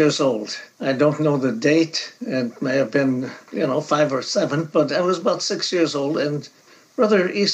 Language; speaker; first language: English; native; English